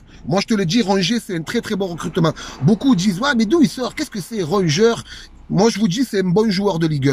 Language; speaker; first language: French; native; French